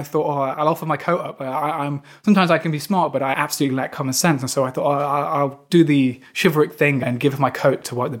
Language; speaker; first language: English; native; English